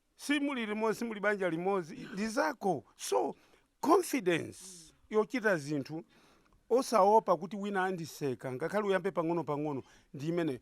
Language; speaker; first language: Nyanja; non-native, local second language; Tumbuka